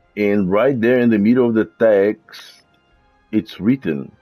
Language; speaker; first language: English; non-native, fluent; Portuguese